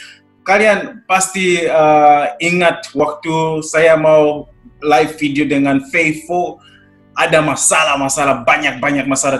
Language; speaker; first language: Indonesian; non-native, fluent; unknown